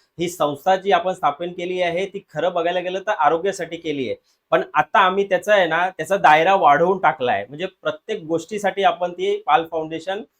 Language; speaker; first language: Marathi; non-native, local second language; Hindi